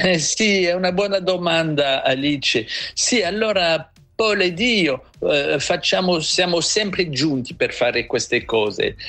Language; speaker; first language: Italian; early bilingual, heritage; Italian